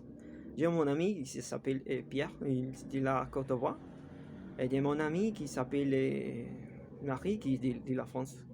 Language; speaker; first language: French; non-native, learner; Spanish